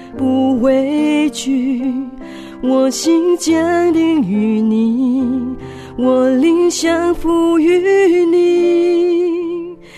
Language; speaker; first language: Chinese; native; Chinese